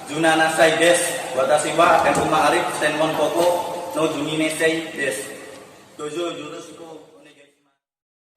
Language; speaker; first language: Japanese; non-native, learner; Indonesian